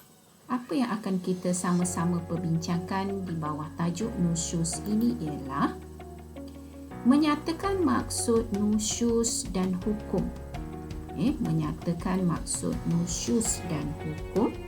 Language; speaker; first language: Malay; native; Malay